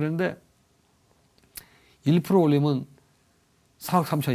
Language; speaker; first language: Korean; native; Korean